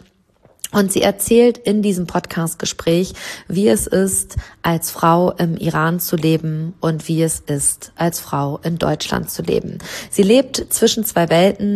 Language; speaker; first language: German; native; German